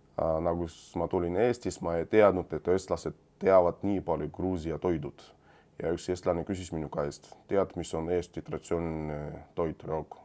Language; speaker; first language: Estonian; non-native, fluent; Georgian